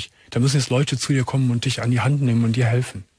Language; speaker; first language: German; native; German